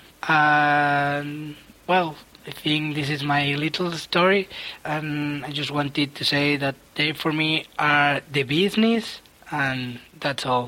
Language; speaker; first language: English; non-native, fluent; Spanish